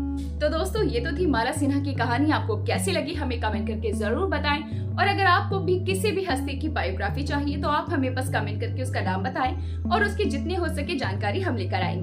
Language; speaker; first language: Hindi; native; Hindi